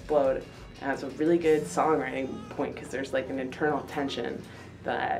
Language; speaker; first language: English; native; English